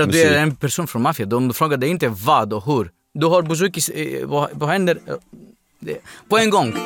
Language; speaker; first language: Swedish; non-native, fluent; Greek